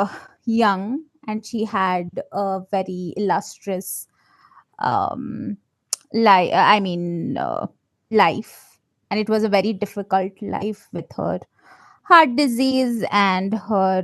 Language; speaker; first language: English; non-native, local second language; Malayalam